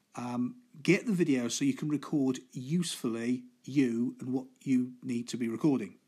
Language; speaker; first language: English; native; English